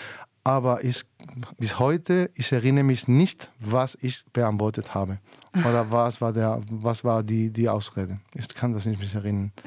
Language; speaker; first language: German; non-native, fluent; Spanish